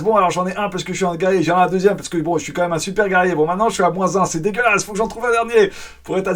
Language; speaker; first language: French; native; French